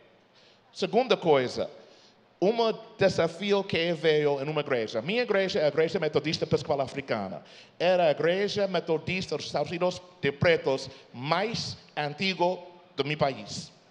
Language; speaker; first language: Portuguese; non-native, fluent; English